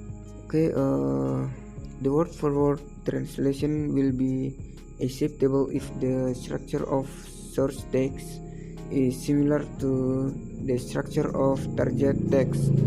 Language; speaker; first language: English; non-native, learner; Indonesian